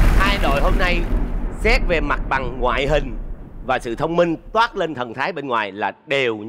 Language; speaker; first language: Vietnamese; native; Vietnamese